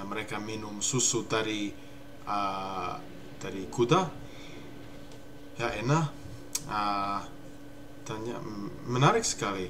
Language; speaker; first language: Indonesian; non-native, learner; English